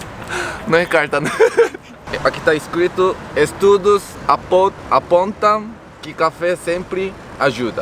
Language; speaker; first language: Portuguese; non-native, learner; Korean